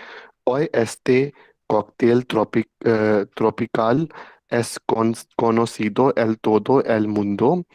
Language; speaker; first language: Spanish; non-native, learner; Hindi